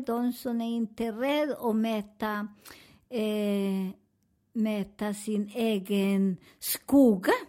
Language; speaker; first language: Swedish; non-native, learner; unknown